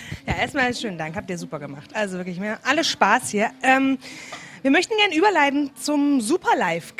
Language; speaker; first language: German; native; German